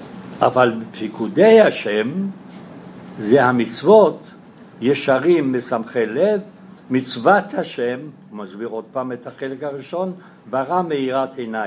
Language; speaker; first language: Hebrew; non-native, fluent; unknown